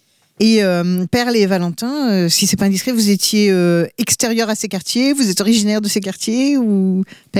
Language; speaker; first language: French; native; French